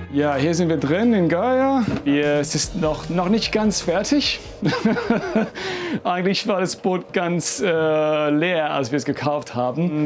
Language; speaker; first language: German; non-native, fluent; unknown